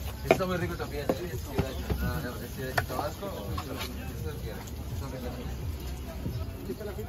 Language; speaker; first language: Spanish; native; Spanish